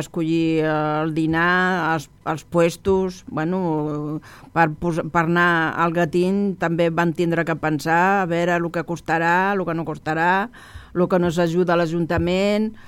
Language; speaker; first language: Catalan; non-native, local second language; Spanish